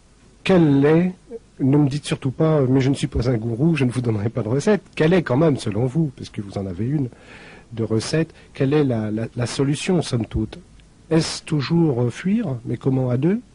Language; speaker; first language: French; native; French